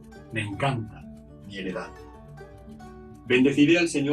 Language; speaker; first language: Spanish; native; Spanish